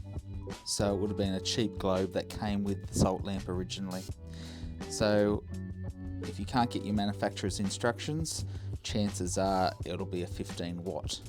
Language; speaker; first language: English; native; English